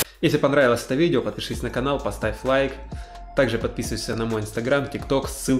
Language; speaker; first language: Russian; native; Russian